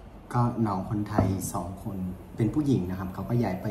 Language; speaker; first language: Thai; non-native, fluent; Vietnamese